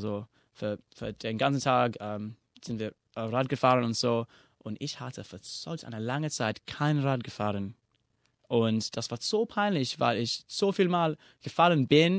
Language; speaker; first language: German; non-native, fluent; English